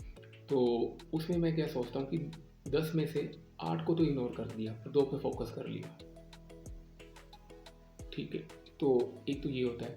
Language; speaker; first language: Hindi; non-native, local second language; Punjabi